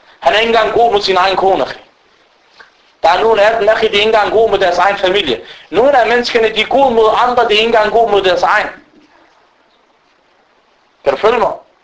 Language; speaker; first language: Danish; early bilingual, other home language; Arabic